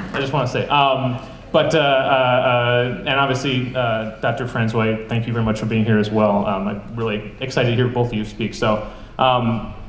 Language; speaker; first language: English; native; English